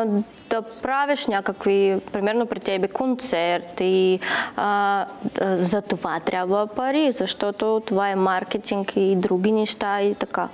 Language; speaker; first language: Bulgarian; non-native, learner; Russian